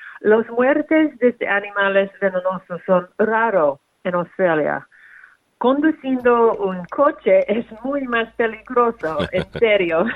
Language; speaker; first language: Spanish; non-native, learner; English